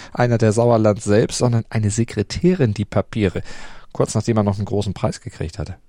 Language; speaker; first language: German; native; German